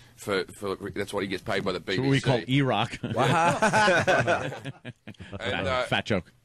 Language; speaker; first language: English; native; English